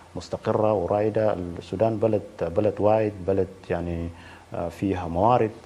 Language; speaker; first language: Arabic; native; Arabic